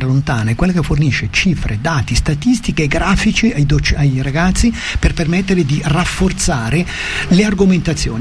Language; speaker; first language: Italian; native; Italian